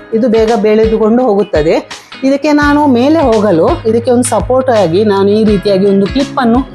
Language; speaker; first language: Kannada; non-native, local second language; Tulu